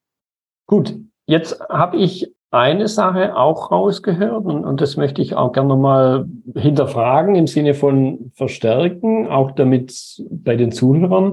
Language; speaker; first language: German; native; German